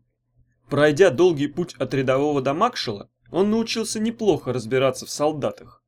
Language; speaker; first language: Russian; native; Russian